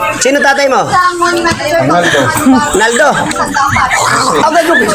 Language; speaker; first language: Filipino; non-native, local second language; Cebuano